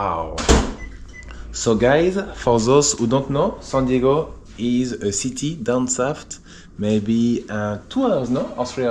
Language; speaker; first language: English; non-native, fluent; Spanish